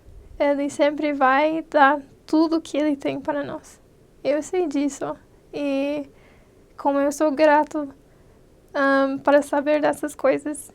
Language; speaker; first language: Portuguese; non-native, fluent; English